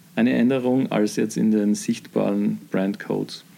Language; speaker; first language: German; native; German